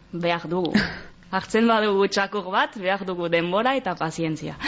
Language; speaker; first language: Basque; non-native, local second language; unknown